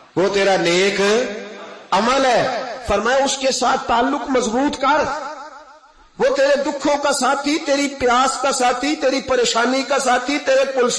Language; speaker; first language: Urdu; non-native, local second language; Punjabi